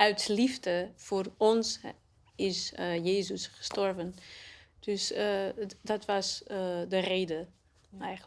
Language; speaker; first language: Dutch; non-native, learner; Portuguese